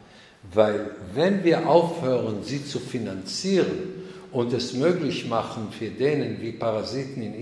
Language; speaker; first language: German; non-native, fluent; Hebrew